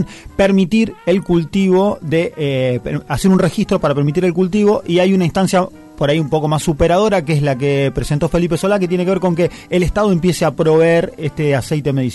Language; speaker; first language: Spanish; native; Spanish